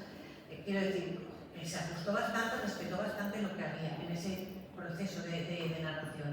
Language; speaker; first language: Spanish; native; Spanish